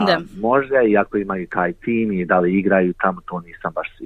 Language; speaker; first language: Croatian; early bilingual, heritage; Croatian